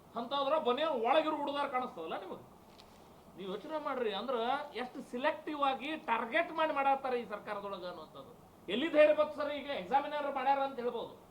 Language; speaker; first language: Kannada; native; Kannada